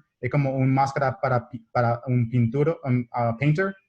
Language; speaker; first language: Spanish; non-native, learner; English